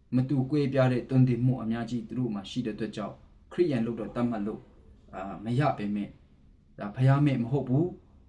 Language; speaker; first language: Burmese; non-native, local second language; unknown